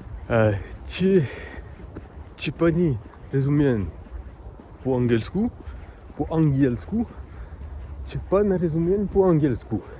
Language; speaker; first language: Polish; non-native, learner; French